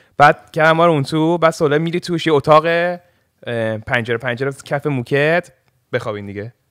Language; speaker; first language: Persian; early bilingual, heritage; Persian